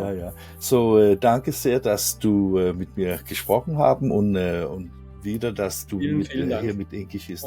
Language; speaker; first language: German; non-native, learner; Danish